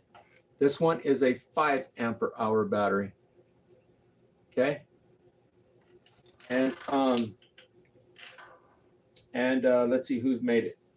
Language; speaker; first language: English; native; English